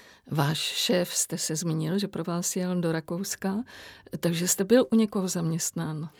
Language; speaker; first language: Czech; native; Czech